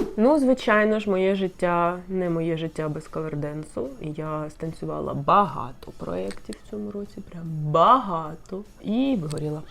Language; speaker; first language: Ukrainian; non-native, local second language; Russian